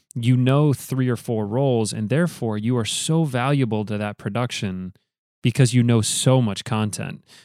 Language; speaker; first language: English; native; English